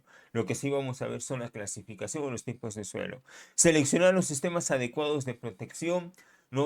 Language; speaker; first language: Spanish; native; Spanish